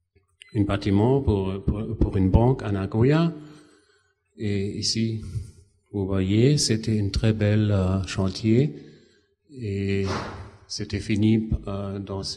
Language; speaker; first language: French; non-native, fluent; German